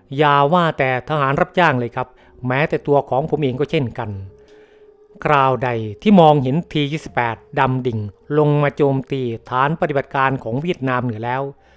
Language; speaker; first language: Thai; native; Thai